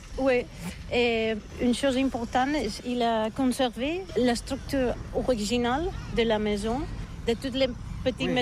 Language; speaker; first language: French; non-native, learner; Catalan